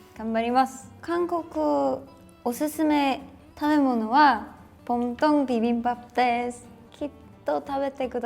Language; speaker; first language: Japanese; non-native, learner; Korean